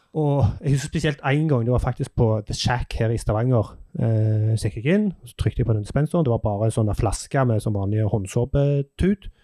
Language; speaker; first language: Norwegian; native; Norwegian